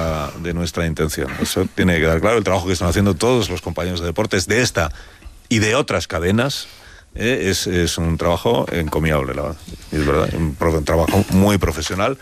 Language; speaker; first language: Spanish; native; Spanish